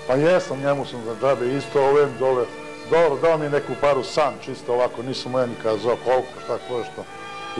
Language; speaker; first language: Bosnian; native; Bosnian